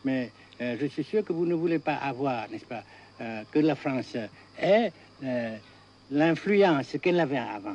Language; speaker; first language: French; non-native, fluent; Vietnamese